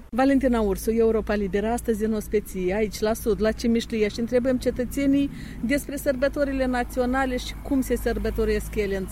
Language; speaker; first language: Romanian; native; Romanian